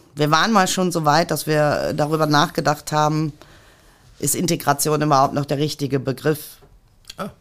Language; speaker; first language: German; native; German